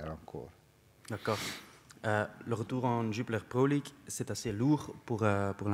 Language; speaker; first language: French; non-native, local second language; Dutch